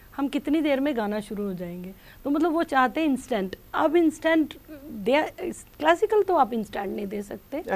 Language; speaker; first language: Hindi; native; Hindi